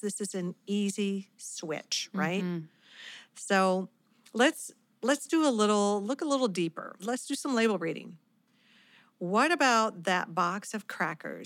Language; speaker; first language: English; native; English